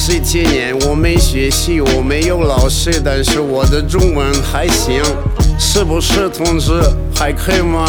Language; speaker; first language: Chinese; non-native, learner; Russian